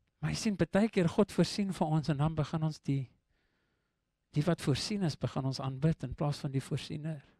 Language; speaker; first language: Afrikaans; non-native, local second language; English